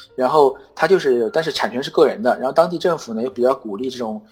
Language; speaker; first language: Chinese; native; Chinese